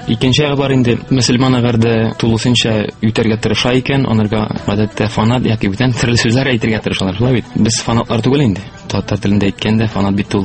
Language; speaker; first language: Tatar; native; Tatar